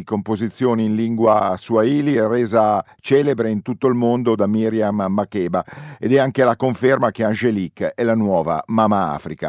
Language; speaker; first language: Italian; native; Italian